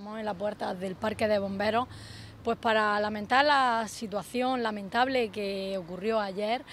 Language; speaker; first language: Spanish; native; Spanish